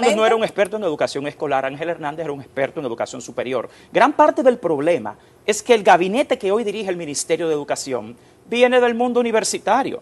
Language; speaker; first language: Spanish; native; Spanish